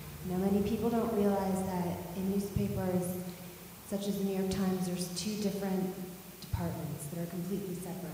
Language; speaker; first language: English; native; English